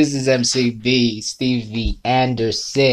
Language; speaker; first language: English; non-native, local second language; Swati